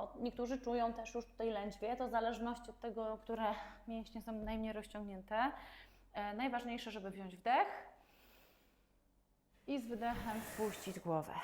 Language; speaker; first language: Polish; native; Polish